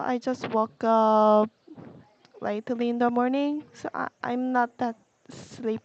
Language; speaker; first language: English; non-native, learner; Korean